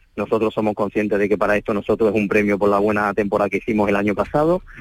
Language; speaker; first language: Spanish; native; Spanish